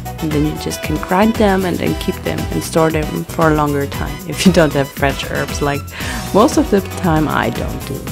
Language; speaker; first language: English; non-native, fluent; German